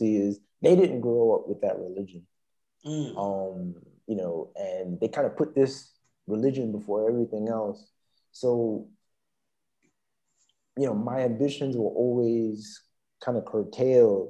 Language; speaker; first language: English; native; English